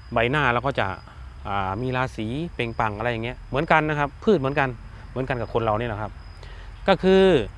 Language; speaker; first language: Thai; non-native, local second language; Northeastern Thai